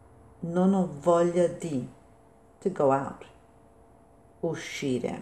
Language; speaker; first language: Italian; non-native, fluent; English